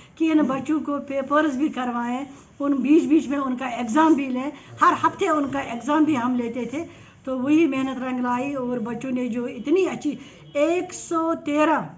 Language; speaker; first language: Hindi; non-native, local second language; Kashmiri